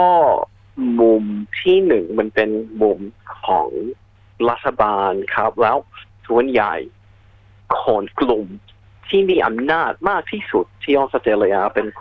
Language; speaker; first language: Thai; non-native, fluent; English